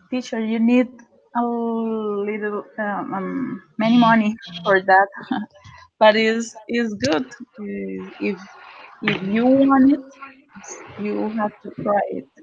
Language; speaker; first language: English; non-native, learner; Spanish